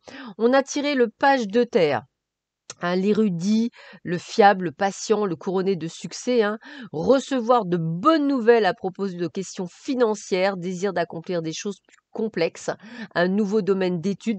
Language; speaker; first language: French; native; French